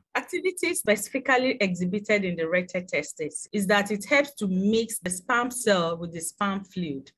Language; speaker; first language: English; non-native, local second language; Yoruba